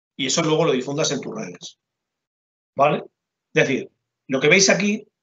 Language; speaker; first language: Spanish; native; Spanish